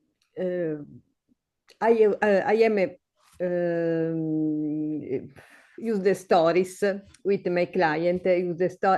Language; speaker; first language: English; non-native, learner; Italian